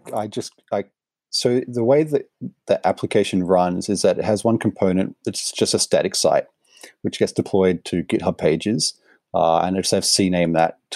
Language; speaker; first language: English; native; English